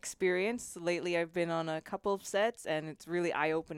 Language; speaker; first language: English; native; English